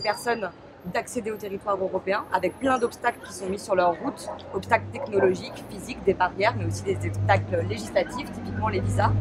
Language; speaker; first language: French; native; French